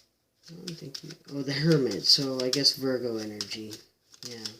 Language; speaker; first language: English; native; English